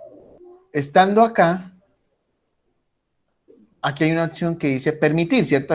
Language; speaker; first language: Spanish; native; Spanish